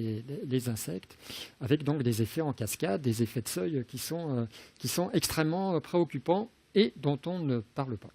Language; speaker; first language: French; native; French